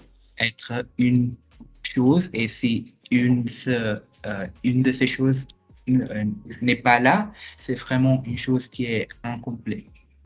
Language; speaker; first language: French; non-native, fluent; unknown